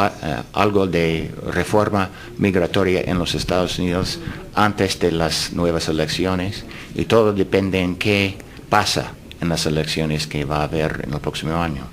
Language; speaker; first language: Spanish; non-native, fluent; English